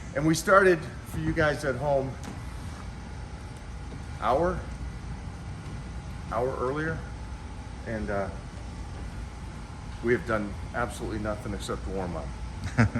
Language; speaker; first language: English; native; English